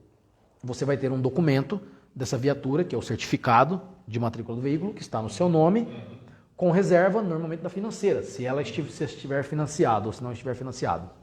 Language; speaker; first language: Portuguese; native; Portuguese